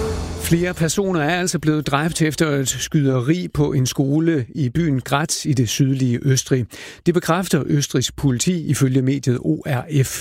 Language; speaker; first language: Danish; native; Danish